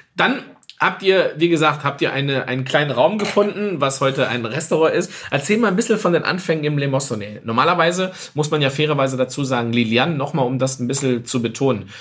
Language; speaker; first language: German; non-native, fluent; French